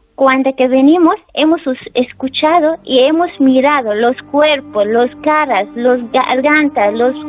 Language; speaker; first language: Spanish; non-native, learner; Persian